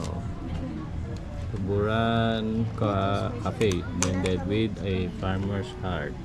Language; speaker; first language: English; non-native, local second language; Filipino